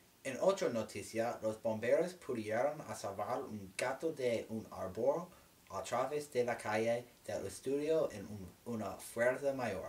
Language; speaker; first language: Spanish; non-native, learner; English